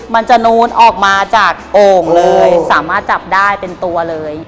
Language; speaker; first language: Thai; native; Thai